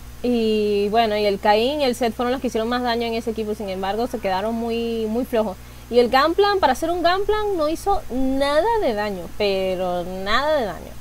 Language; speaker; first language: Spanish; native; Spanish